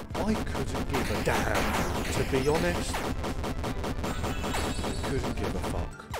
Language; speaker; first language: English; native; English